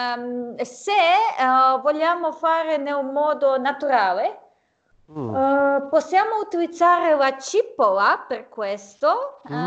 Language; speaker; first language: Italian; non-native, fluent; Serbian